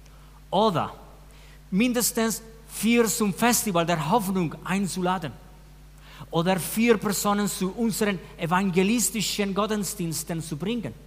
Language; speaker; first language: German; non-native, fluent; Spanish